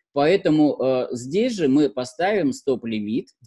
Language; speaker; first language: Russian; native; Russian